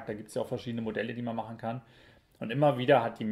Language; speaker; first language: German; native; German